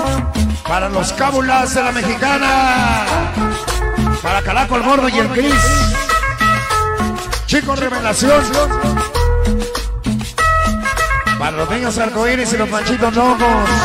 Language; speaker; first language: Spanish; native; Spanish